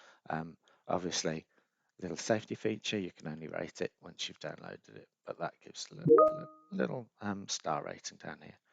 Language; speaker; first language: English; native; English